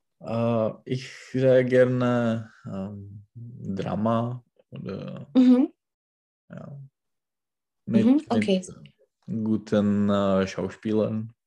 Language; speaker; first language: German; non-native, learner; Czech